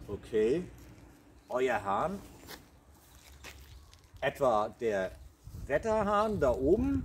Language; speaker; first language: German; native; German